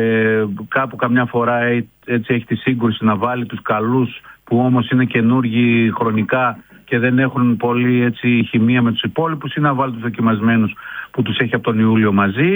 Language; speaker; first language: Greek; native; Greek